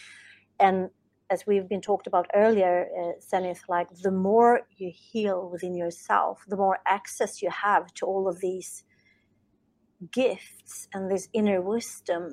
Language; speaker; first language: English; non-native, fluent; Swedish